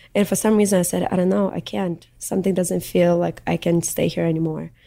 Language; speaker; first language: English; early bilingual, other home language; Russian